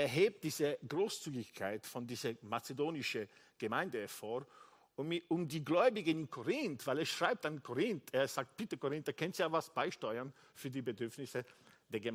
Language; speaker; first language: German; non-native, fluent; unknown